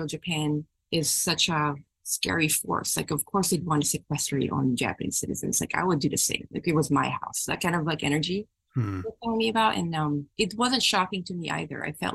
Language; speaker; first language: English; non-native, local second language; Filipino